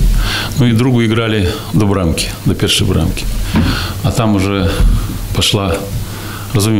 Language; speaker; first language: Polish; non-native, learner; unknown